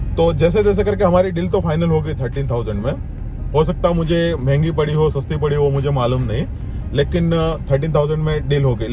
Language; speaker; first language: Hindi; non-native, local second language; Rajasthani